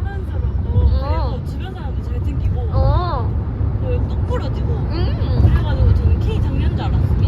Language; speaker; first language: Korean; native; Korean